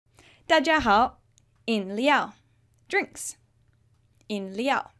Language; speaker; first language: Chinese; non-native, fluent; English